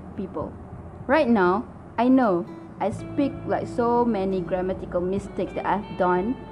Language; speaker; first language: English; non-native, local second language; Malay